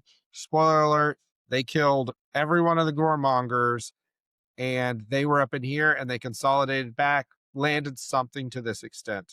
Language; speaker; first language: English; native; English